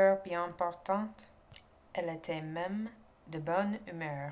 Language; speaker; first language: French; non-native, learner; English